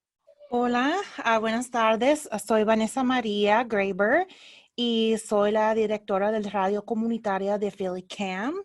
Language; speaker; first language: Spanish; early bilingual, heritage; Spanish